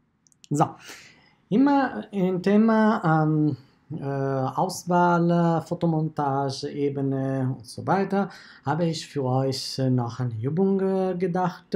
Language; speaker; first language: German; non-native, fluent; Italian